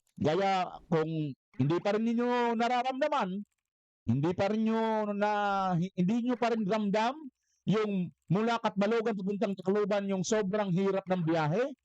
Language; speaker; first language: Filipino; non-native, local second language; Waray